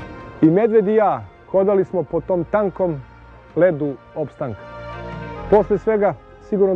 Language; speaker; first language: Serbian; native; Serbian